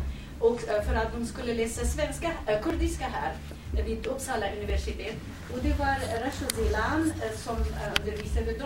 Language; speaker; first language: Swedish; non-native, fluent; Kurdish